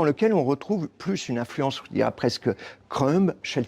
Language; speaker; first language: French; native; French